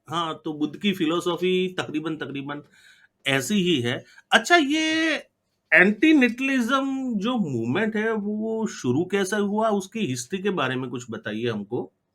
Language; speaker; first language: Hindi; non-native, local second language; Gujarati